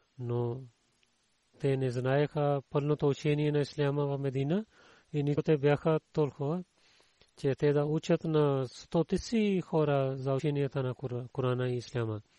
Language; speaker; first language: Bulgarian; non-native, learner; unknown